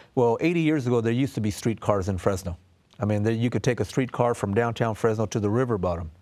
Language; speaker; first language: English; native; English